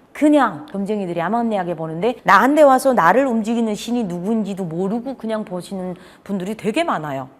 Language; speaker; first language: Korean; native; Korean